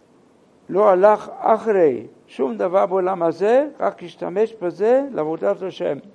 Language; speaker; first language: Hebrew; non-native, fluent; English